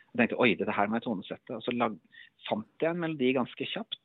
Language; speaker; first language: Norwegian; native; Norwegian